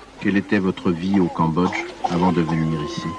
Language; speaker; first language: French; native; French